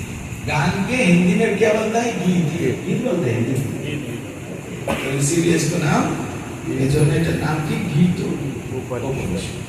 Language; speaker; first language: Hindi; non-native, local second language; Bangla